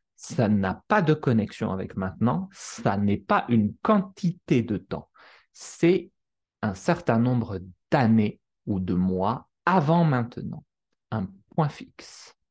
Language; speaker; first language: French; native; French